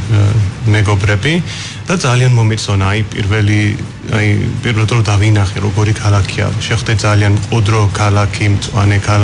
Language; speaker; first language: Georgian; non-native, fluent; English